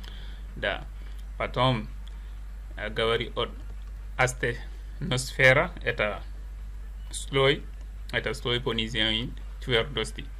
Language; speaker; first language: Russian; non-native, learner; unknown